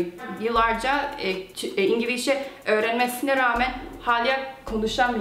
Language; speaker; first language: Turkish; non-native, fluent; Korean